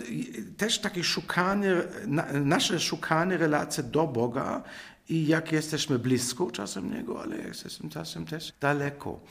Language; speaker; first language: Polish; non-native, fluent; German